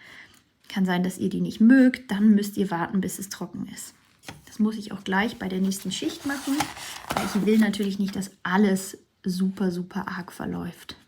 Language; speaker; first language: German; native; German